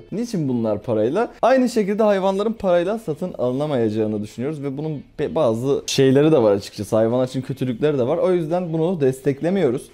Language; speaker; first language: Turkish; native; Turkish